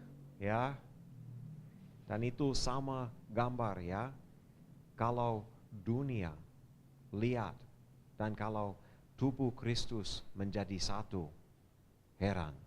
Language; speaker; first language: Indonesian; non-native, fluent; English